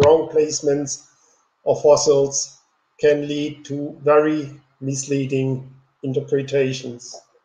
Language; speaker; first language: English; non-native, fluent; German